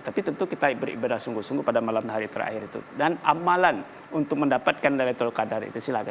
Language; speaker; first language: Indonesian; native; Indonesian